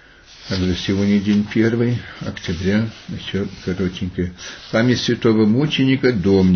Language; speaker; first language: Russian; native; Russian